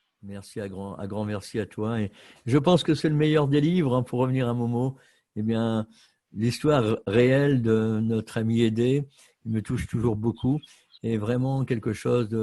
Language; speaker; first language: French; native; French